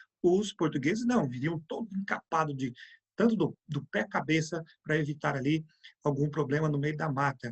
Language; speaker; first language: Portuguese; native; Portuguese